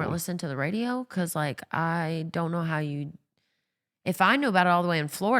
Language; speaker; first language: English; native; English